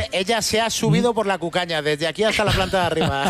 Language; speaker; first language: Spanish; native; Spanish